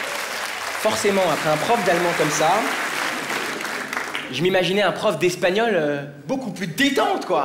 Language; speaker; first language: French; native; French